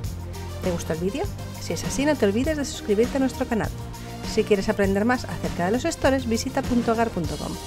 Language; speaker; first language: Spanish; native; Spanish